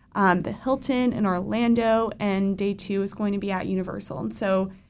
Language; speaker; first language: English; native; English